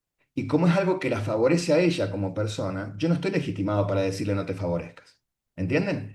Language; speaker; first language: Spanish; native; Spanish